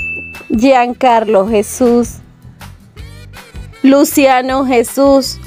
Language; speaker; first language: Spanish; native; Spanish